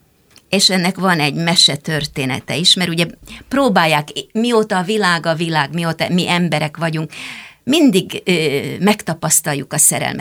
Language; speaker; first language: Hungarian; native; Hungarian